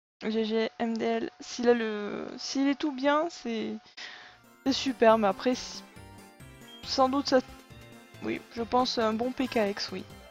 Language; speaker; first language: French; native; French